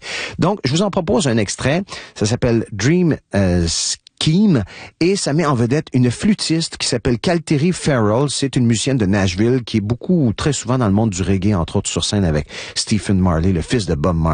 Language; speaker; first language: French; native; French